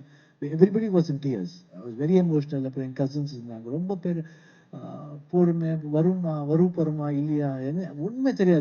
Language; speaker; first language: Tamil; non-native, local second language; Kannada